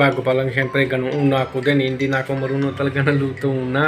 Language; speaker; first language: Filipino; non-native, learner; Punjabi